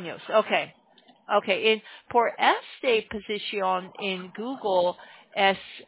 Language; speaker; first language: Spanish; non-native, learner; English